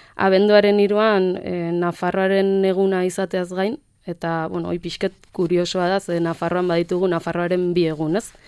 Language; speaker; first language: Basque; native; Basque